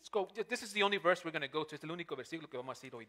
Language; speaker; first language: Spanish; non-native, fluent; English